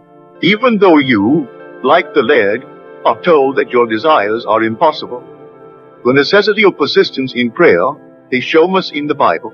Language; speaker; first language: English; native; English